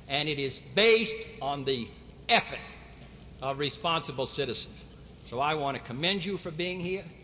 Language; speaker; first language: English; native; English